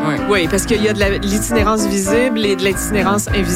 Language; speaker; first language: French; native; French